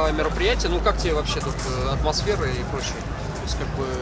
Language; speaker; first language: Russian; native; Russian